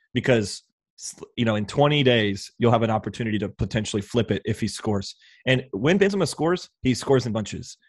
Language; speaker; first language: English; native; English